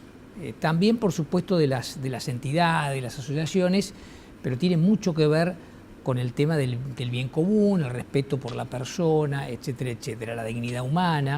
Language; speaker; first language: Spanish; native; Spanish